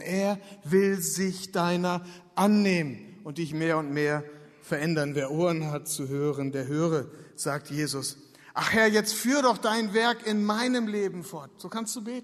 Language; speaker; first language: German; native; German